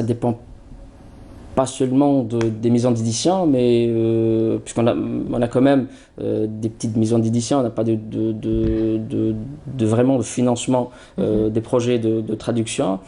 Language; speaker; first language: French; non-native, local second language; Arabic